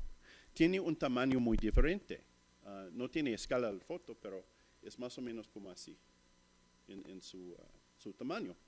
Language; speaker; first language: Spanish; non-native, fluent; English